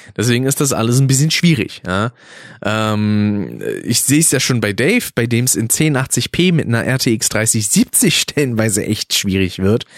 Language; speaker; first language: German; native; German